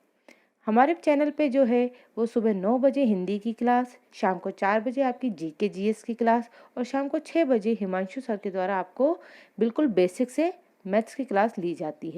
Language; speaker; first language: Hindi; native; Hindi